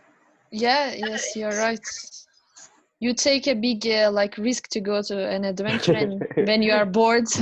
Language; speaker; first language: English; non-native, fluent; Turkish